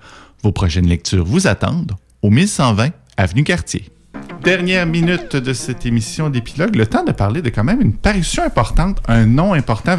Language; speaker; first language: French; native; French